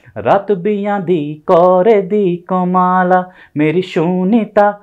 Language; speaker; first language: Hindi; native; Hindi